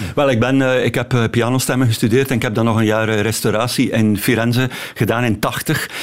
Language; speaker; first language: Dutch; native; Dutch